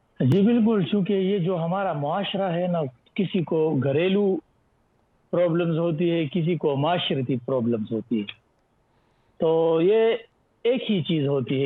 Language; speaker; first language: Urdu; non-native, local second language; Pashto